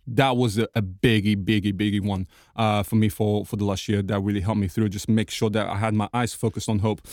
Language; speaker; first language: English; non-native, fluent; Portuguese